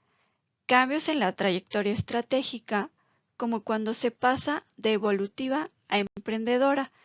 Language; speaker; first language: Spanish; native; Spanish